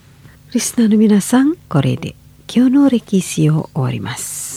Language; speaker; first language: Japanese; non-native, fluent; Indonesian